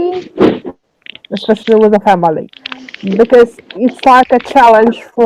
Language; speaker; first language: English; non-native, learner; French